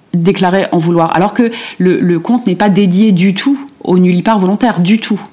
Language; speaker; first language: French; early bilingual, other home language; German